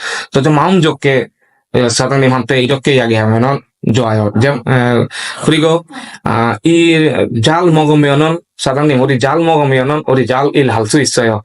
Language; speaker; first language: Korean; non-native, learner; Bangla